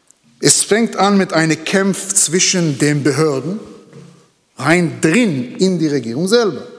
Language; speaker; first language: German; non-native, learner; Hebrew